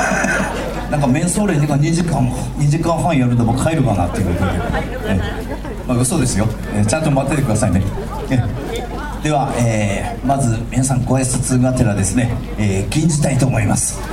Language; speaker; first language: Japanese; native; Japanese